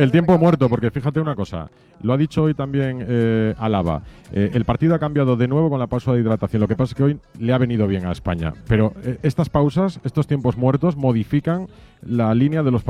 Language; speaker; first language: Spanish; native; Spanish